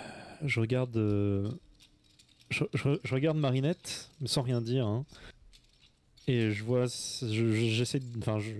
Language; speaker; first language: French; native; French